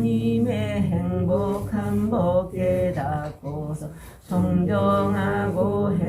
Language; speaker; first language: Korean; native; Korean